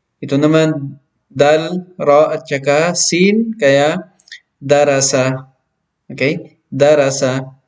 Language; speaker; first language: Filipino; non-native, local second language; Maranao